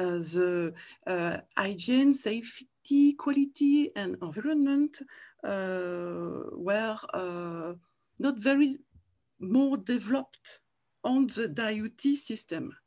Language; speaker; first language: English; non-native, learner; French